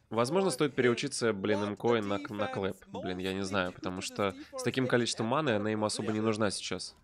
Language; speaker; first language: Russian; native; Russian